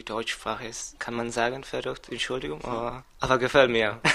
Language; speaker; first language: German; non-native, learner; Spanish